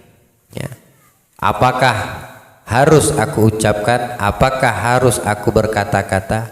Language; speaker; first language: Indonesian; native; Indonesian